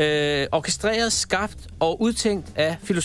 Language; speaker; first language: Danish; native; Danish